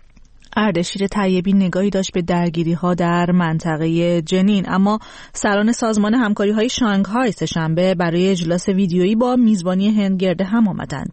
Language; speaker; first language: Persian; native; Persian